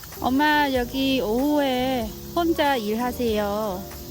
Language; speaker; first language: Korean; non-native, learner; Vietnamese